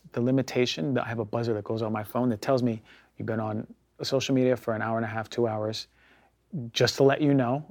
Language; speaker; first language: English; native; English